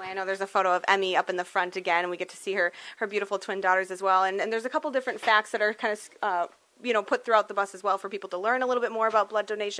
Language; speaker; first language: English; native; English